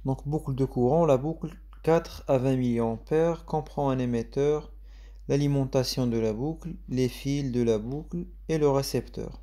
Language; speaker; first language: French; non-native, local second language; Arabic